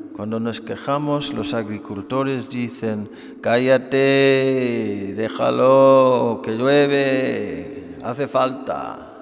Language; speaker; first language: Spanish; non-native, fluent; English